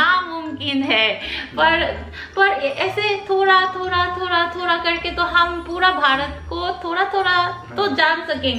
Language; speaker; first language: Hindi; non-native, learner; Korean